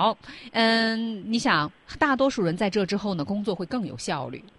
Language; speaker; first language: Chinese; native; Chinese